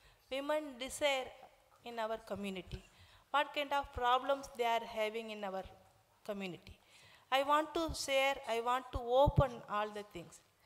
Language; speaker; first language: English; non-native, local second language; Tamil